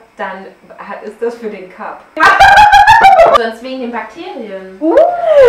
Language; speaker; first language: German; native; German